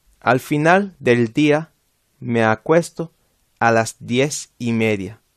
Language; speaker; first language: Spanish; non-native, fluent; English